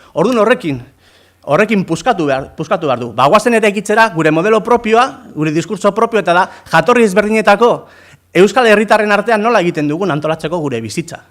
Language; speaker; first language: Basque; non-native, fluent; Spanish